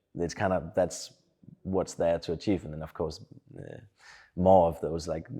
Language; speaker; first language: English; non-native, fluent; Danish